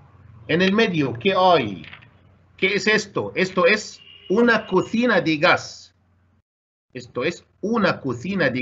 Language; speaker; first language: Spanish; non-native, fluent; Arabic